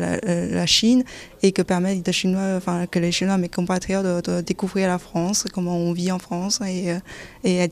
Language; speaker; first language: French; non-native, fluent; Chinese